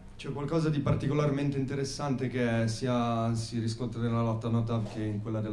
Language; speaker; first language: Italian; native; Italian